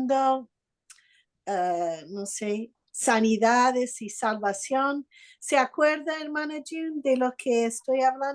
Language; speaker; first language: Spanish; non-native, fluent; English